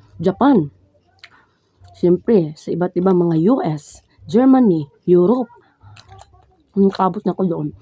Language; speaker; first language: Filipino; non-native, local second language; Cebuano